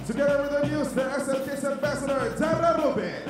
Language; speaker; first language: English; non-native, local second language; Filipino